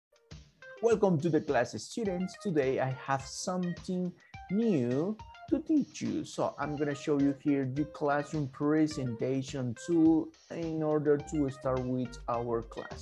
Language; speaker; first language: English; non-native, fluent; Spanish